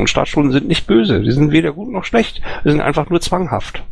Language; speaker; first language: German; native; German